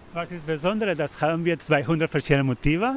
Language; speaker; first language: German; non-native, learner; Spanish